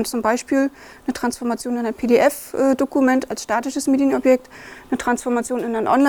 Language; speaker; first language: German; native; German